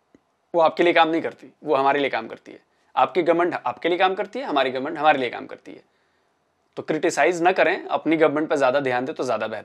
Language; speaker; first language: Hindi; native; Hindi